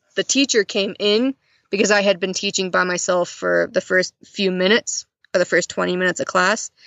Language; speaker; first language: English; native; English